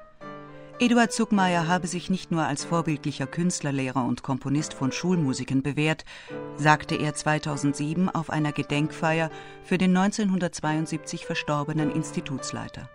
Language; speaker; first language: German; native; German